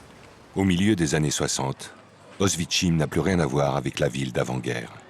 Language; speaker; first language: French; native; French